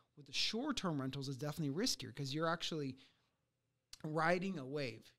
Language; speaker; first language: English; early bilingual, other home language; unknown